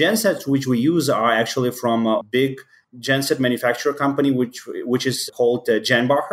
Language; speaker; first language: English; non-native, fluent; Ukrainian